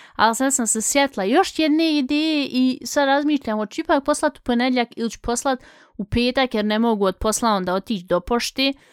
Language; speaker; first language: Bosnian; early bilingual, heritage; Bosnian